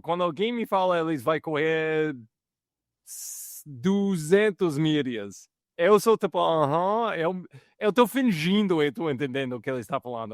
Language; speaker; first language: Portuguese; non-native, fluent; English